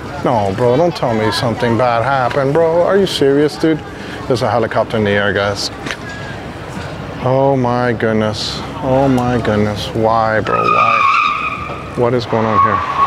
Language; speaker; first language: English; early bilingual, other home language; Spanish